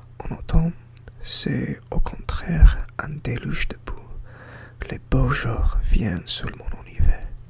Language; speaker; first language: French; non-native, learner; English